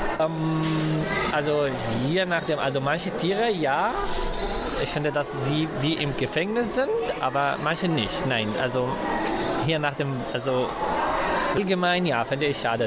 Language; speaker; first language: German; non-native, fluent; Arabic